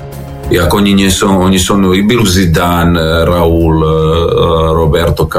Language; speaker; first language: Polish; non-native, learner; Serbian